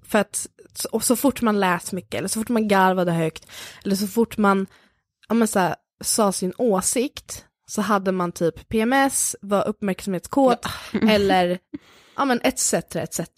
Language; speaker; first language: Swedish; native; Swedish